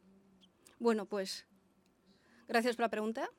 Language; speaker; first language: Spanish; non-native, fluent; Lithuanian